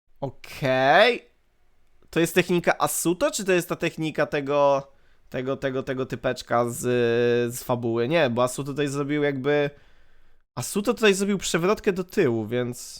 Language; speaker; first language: Polish; native; Polish